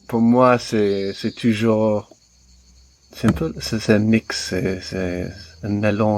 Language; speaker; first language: French; non-native, learner; English